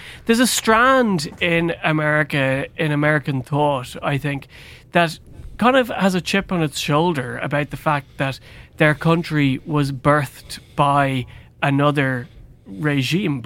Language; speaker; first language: English; native; English